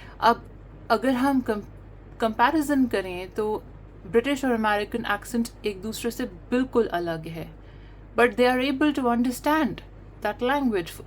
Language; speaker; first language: Hindi; native; Hindi